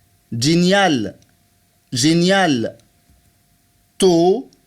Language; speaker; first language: French; non-native, fluent; Arabic